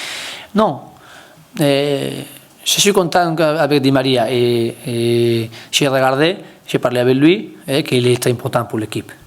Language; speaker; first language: French; non-native, learner; Spanish